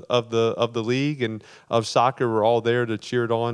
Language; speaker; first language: English; native; English